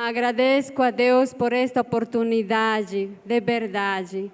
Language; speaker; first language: Portuguese; non-native, learner; Spanish